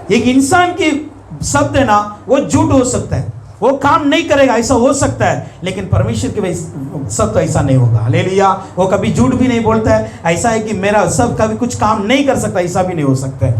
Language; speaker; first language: Hindi; non-native, local second language; Tamil